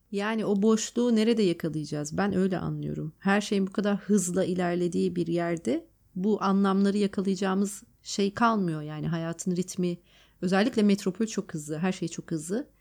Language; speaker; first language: Turkish; native; Turkish